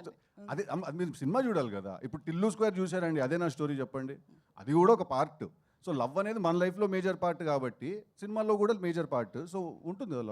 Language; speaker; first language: Telugu; native; Telugu